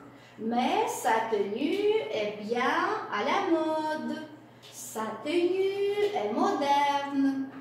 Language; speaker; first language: French; non-native, fluent; Russian